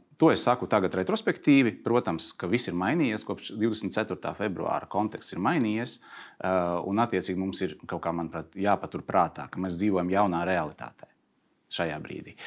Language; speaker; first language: Latvian; non-native, local second language; Russian